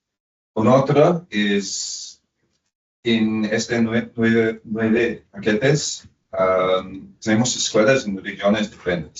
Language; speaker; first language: Spanish; non-native, fluent; English